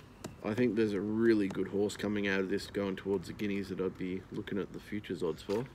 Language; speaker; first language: English; native; English